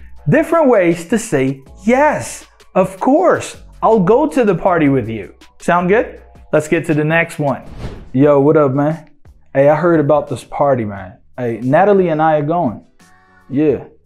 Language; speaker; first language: English; non-native, fluent; Portuguese